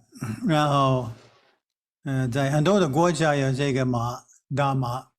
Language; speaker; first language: Chinese; non-native, fluent; English